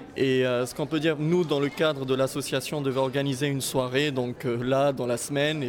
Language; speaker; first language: French; non-native, local second language; Arabic